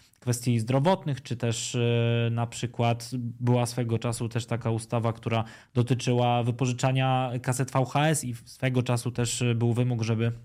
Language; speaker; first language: Polish; native; Polish